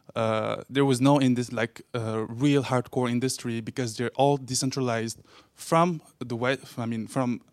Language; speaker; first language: English; non-native, fluent; Arabic